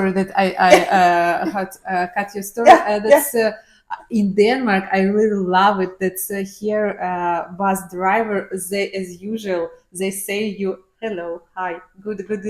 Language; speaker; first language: English; non-native, learner; Ukrainian